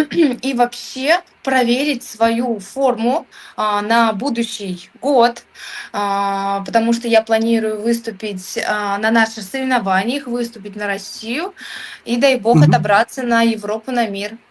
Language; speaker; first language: Russian; native; Russian